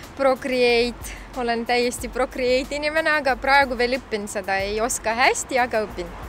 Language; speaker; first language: Estonian; non-native, local second language; Russian